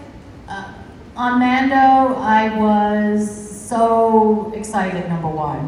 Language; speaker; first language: English; native; English